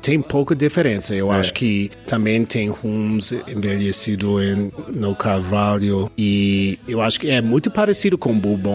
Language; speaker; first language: Portuguese; non-native, learner; English